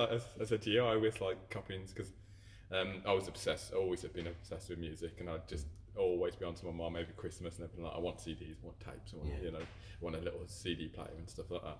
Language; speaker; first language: English; native; English